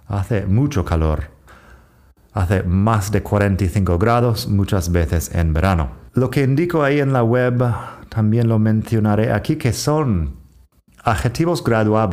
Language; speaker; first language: Spanish; non-native, fluent; English